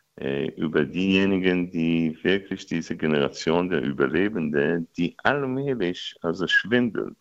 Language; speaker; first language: German; non-native, fluent; Hebrew